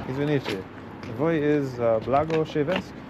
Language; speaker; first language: Russian; non-native, learner; English